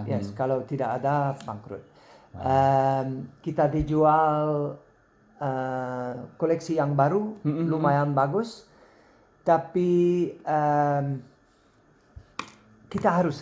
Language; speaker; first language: Indonesian; non-native, learner; Dutch